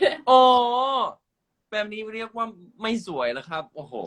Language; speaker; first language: Thai; non-native, learner; English